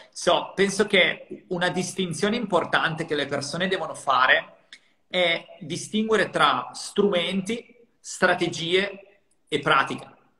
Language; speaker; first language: Italian; native; Italian